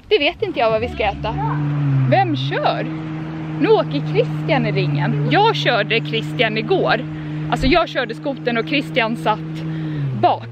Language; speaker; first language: Swedish; native; Swedish